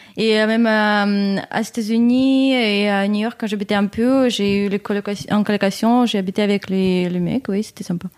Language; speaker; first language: French; non-native, fluent; English